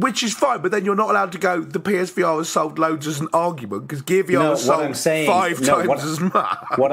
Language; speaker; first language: English; native; English